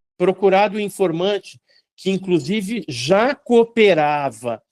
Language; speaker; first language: Portuguese; native; Portuguese